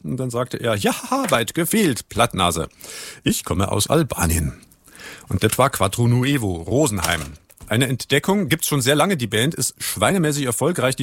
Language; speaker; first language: German; native; German